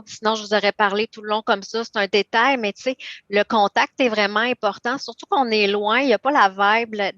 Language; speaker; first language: French; native; French